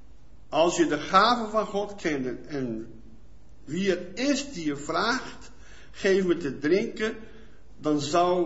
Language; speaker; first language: Dutch; non-native, fluent; Portuguese